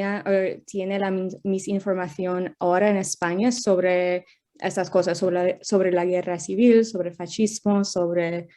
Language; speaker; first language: Spanish; non-native, fluent; English